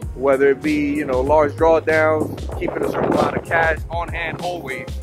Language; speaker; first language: English; native; English